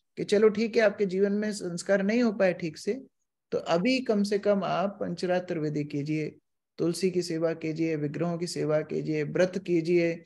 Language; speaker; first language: Hindi; native; Hindi